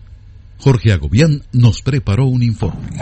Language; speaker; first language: Spanish; native; Spanish